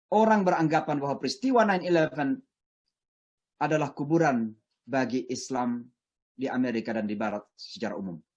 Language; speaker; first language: Indonesian; non-native, local second language; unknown